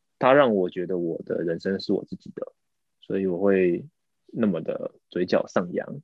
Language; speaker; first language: Chinese; native; Chinese